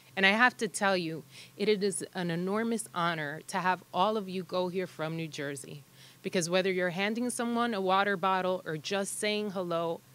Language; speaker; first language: English; early bilingual, other home language; Spanish